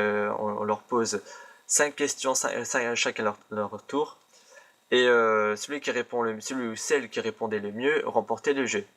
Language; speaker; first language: French; native; French